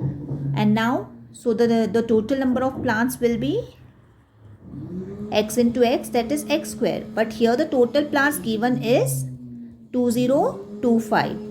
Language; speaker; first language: English; non-native, local second language; Hindi